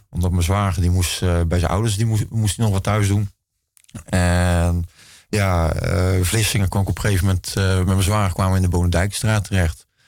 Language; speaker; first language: Dutch; native; Dutch